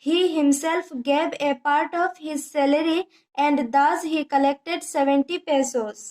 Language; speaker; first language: English; non-native, local second language; Assamese